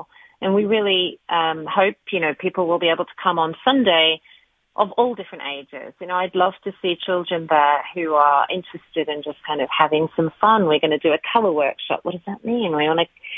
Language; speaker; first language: English; native; English